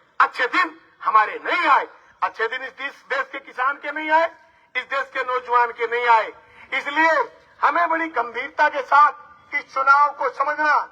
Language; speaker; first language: Hindi; native; Hindi